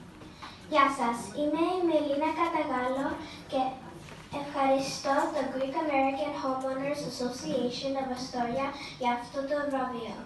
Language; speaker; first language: Greek; early bilingual, heritage; Greek